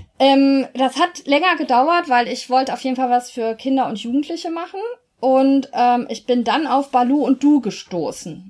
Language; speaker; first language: German; native; German